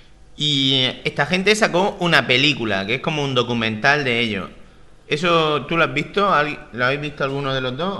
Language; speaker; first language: Spanish; native; Spanish